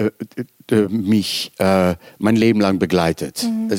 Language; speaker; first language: German; native; German